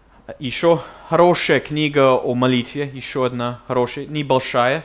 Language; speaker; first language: Russian; non-native, fluent; English